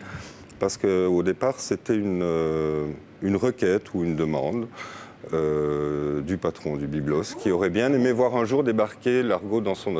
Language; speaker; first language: French; native; French